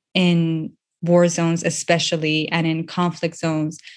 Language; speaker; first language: English; non-native, local second language; Persian